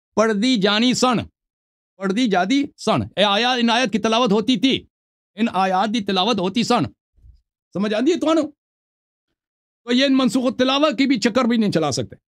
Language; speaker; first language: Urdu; non-native, local second language; Punjabi